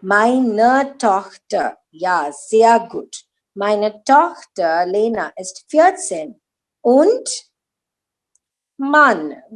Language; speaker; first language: German; non-native, learner; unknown